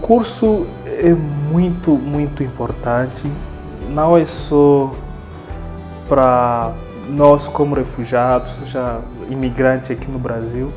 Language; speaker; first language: Portuguese; non-native, fluent; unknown